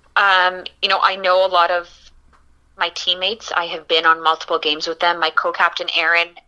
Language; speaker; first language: English; native; English